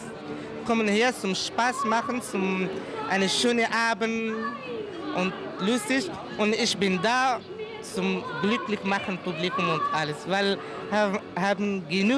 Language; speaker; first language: German; non-native, learner; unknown